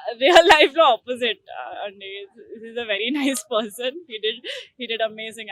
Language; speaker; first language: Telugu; non-native, learner; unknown